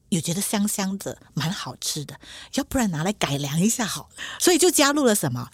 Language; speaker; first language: Chinese; native; Chinese